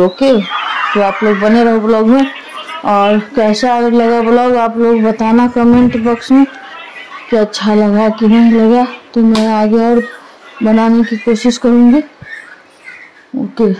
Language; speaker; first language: Hindi; non-native, local second language; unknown